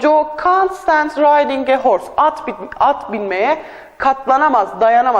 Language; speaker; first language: English; non-native, fluent; Turkish